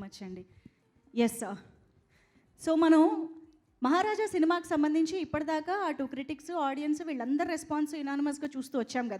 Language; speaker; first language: Telugu; native; Telugu